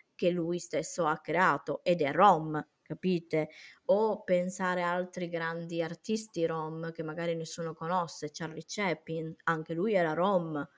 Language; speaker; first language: Italian; early bilingual, other home language; Romany